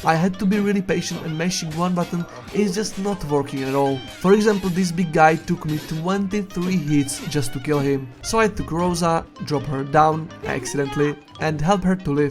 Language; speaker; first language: English; non-native, fluent; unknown